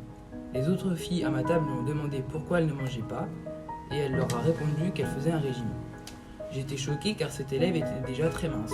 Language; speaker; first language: French; early bilingual, other home language; Portuguese